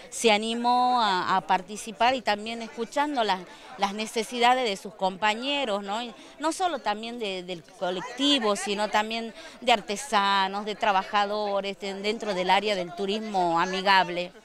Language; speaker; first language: Spanish; native; Spanish